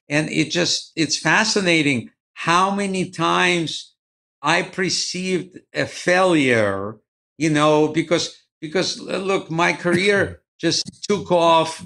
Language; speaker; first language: English; non-native, fluent; Ukrainian